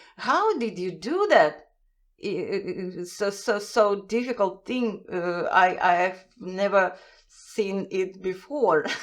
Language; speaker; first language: English; non-native, fluent; Russian